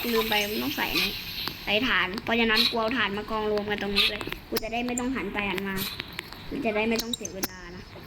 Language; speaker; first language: Thai; native; Thai